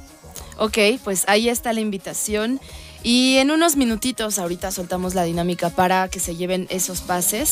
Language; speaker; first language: Spanish; native; Spanish